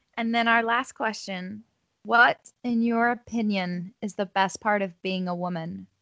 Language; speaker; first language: English; native; English